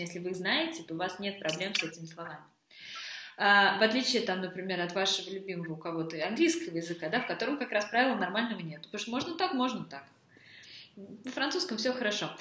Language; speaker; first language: Russian; native; Russian